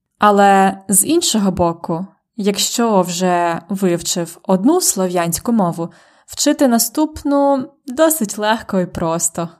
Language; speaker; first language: Ukrainian; native; Ukrainian